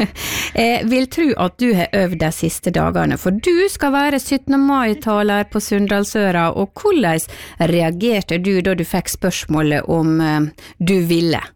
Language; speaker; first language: Norwegian; native; Norwegian